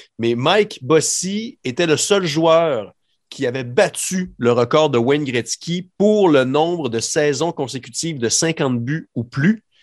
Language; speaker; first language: French; native; French